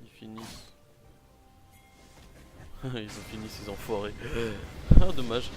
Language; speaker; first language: French; native; French